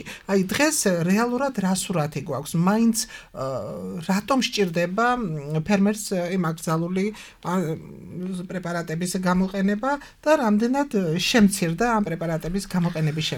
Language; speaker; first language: Georgian; native; Georgian